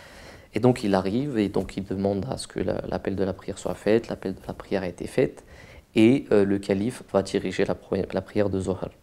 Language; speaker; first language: French; native; French